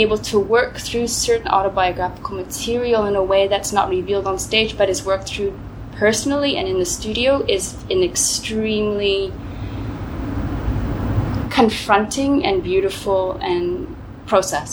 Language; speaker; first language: English; native; English